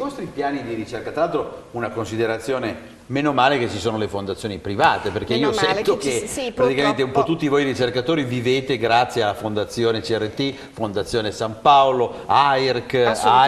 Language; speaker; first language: Italian; native; Italian